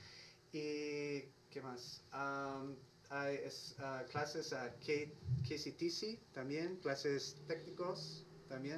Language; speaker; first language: Spanish; non-native, learner; English